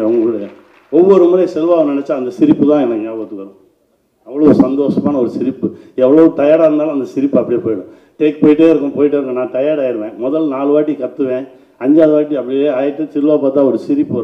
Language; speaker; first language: Tamil; native; Tamil